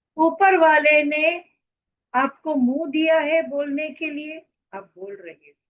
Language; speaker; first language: Hindi; non-native, local second language; Marathi